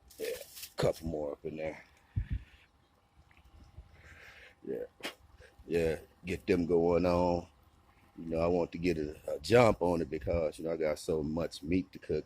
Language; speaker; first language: English; native; English